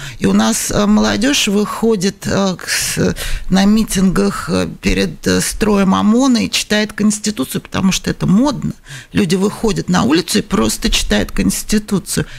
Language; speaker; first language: Russian; native; Russian